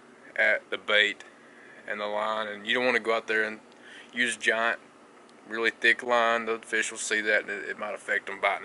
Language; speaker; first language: English; native; English